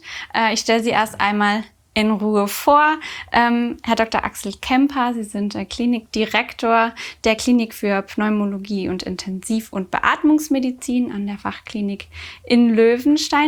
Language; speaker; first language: German; native; German